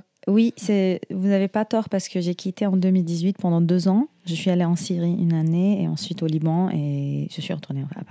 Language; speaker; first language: French; non-native, fluent; Arabic